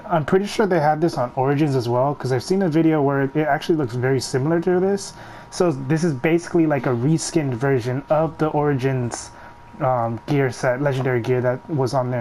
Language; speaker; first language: English; native; English